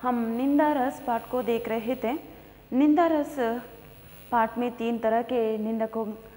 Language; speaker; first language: Hindi; non-native, local second language; Kannada